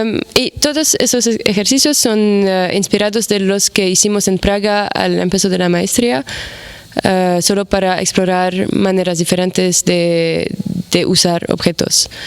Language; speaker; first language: Spanish; non-native, fluent; Arabic